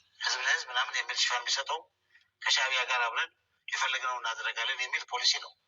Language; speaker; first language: Amharic; non-native, local second language; Tigrinya